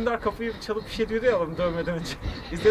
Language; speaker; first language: Turkish; native; Turkish